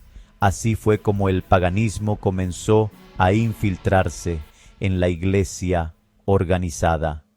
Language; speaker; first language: Spanish; native; Spanish